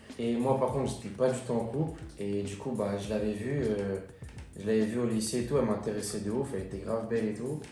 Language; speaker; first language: French; early bilingual, other home language; Portuguese